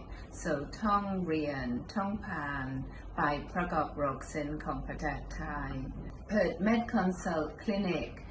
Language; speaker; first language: Thai; non-native, learner; English